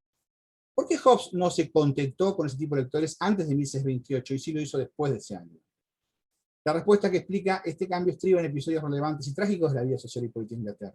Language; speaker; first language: Spanish; native; Spanish